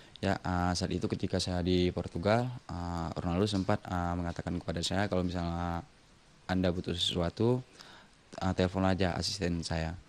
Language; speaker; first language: Indonesian; non-native, local second language; Achinese